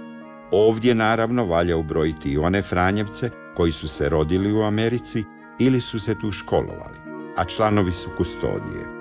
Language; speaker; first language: Croatian; native; Croatian